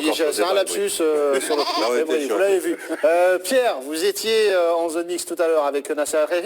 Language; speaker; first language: French; native; French